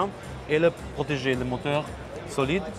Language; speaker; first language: French; non-native, learner; German